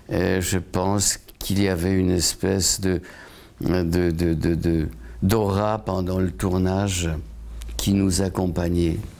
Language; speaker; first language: French; non-native, fluent; Polish